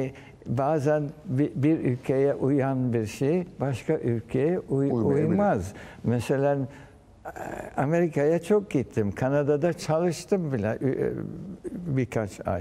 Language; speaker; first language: Turkish; early bilingual, heritage; Turkish